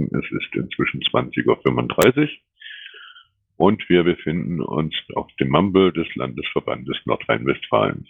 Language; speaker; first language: German; native; German